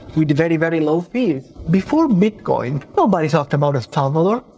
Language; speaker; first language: English; non-native, fluent; Italian